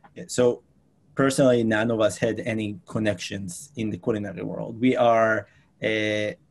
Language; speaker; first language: English; non-native, fluent; Hebrew